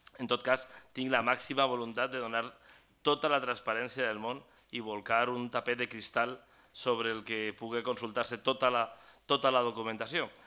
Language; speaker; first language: Catalan; native; Catalan